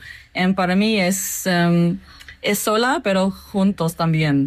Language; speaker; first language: Spanish; non-native, fluent; English